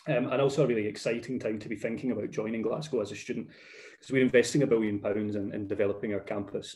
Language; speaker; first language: English; native; English